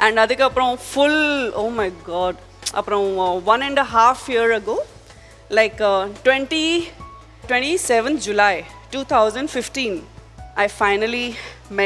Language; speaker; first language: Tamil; non-native, learner; Gujarati